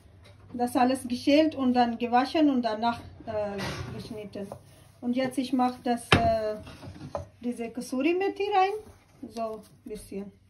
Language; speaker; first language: German; non-native, learner; Urdu